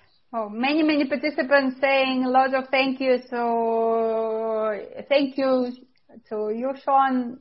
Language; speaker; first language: English; non-native, fluent; Russian